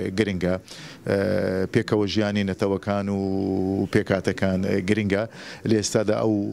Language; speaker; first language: Central Kurdish; non-native, local second language; Turkish